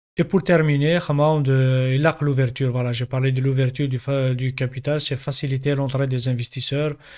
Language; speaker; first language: French; non-native, local second language; Kabyle